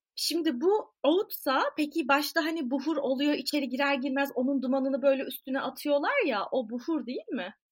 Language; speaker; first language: Turkish; native; Turkish